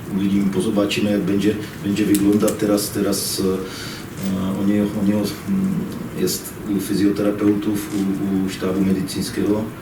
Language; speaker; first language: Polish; non-native, learner; Czech